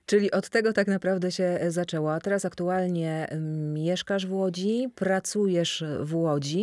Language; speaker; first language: Polish; native; Polish